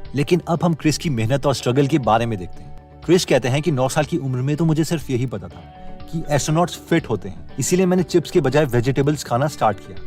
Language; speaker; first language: Hindi; native; Hindi